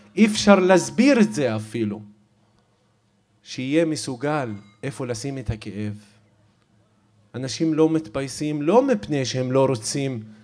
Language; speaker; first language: Hebrew; non-native, local second language; Arabic